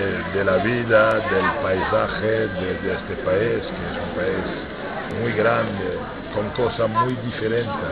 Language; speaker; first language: Spanish; non-native, fluent; French